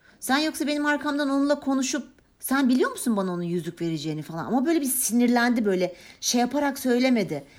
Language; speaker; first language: Turkish; native; Turkish